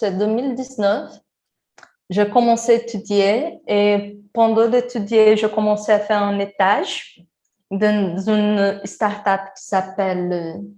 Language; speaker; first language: French; non-native, learner; Portuguese